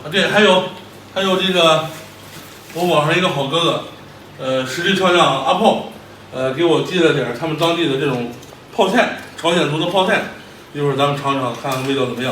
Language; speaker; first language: Chinese; native; Chinese